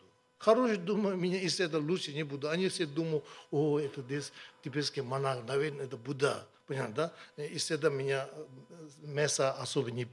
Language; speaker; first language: Russian; non-native, learner; Tibetan